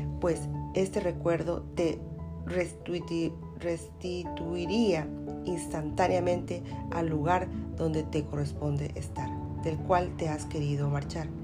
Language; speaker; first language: Spanish; native; Spanish